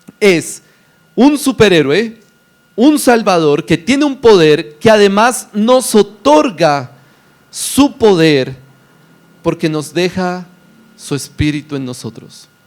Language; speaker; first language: Spanish; native; Spanish